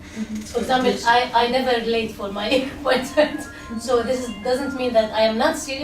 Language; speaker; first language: English; non-native, learner; Arabic